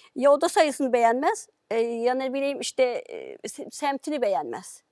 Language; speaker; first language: Turkish; native; Turkish